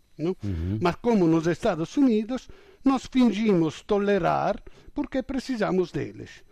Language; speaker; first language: Portuguese; non-native, fluent; Italian